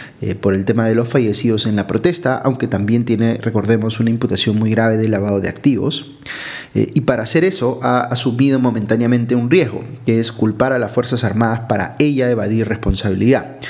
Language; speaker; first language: Spanish; native; Spanish